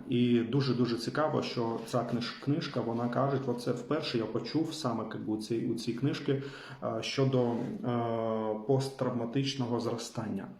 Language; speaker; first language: Ukrainian; non-native, local second language; Russian